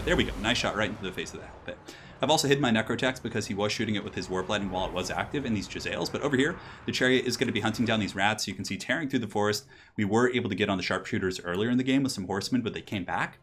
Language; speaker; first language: English; native; English